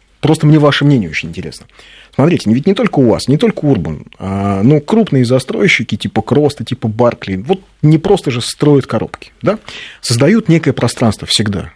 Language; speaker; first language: Russian; native; Russian